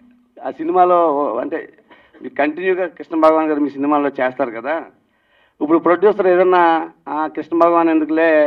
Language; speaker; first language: Telugu; native; Telugu